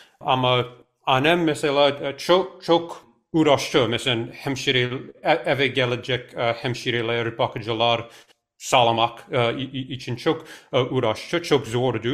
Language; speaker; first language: Turkish; non-native, fluent; English